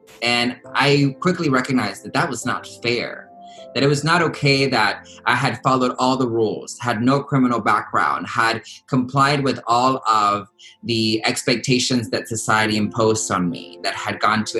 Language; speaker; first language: English; native; English